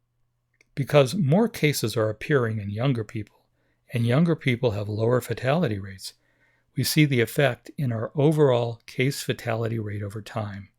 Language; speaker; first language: English; native; English